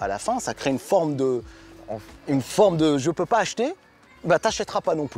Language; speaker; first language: French; native; French